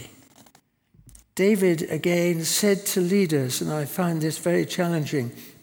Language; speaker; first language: English; native; English